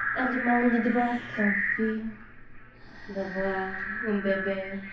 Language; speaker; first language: French; non-native, learner; English